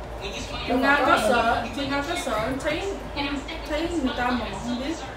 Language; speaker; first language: Vietnamese; early bilingual, heritage; Vietnamese